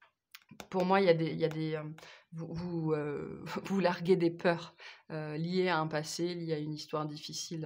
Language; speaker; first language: French; native; French